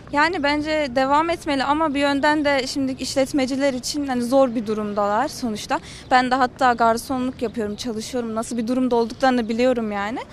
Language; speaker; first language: Turkish; native; Turkish